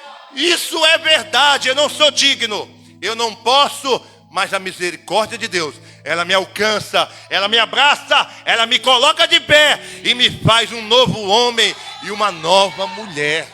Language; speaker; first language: Portuguese; native; Portuguese